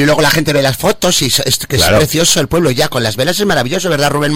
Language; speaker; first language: Spanish; native; Spanish